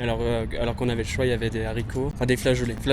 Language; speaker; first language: French; native; French